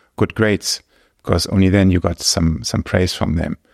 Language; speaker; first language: English; non-native, fluent; German